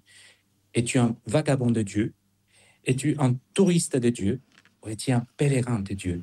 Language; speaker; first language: French; non-native, fluent; Spanish